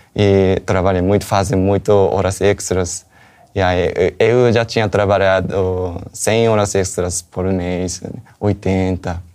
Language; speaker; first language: Portuguese; non-native, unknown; Japanese